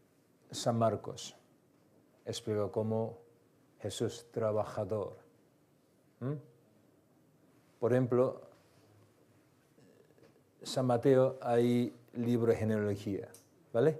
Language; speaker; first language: Spanish; non-native, learner; Korean